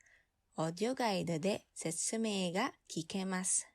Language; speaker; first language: Japanese; non-native, fluent; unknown